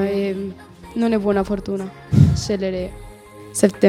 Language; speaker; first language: Italian; non-native, learner; Spanish